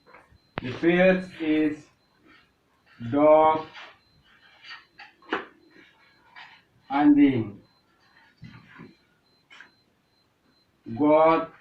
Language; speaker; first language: English; non-native, learner; Indonesian